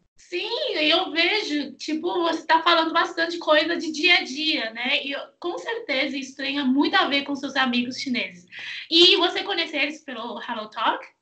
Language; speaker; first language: Portuguese; non-native, fluent; Chinese